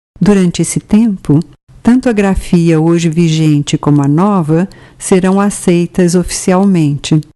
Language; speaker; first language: Portuguese; native; Portuguese